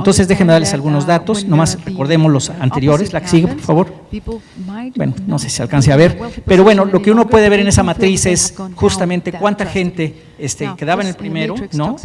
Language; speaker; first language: Spanish; native; Spanish